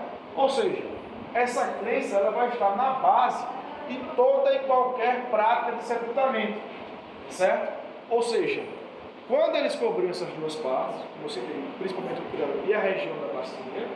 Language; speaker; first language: Portuguese; native; Portuguese